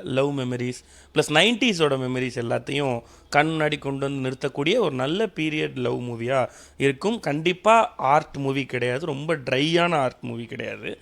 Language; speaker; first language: Tamil; native; Tamil